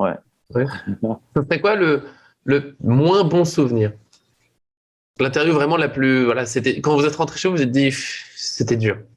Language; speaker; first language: French; native; French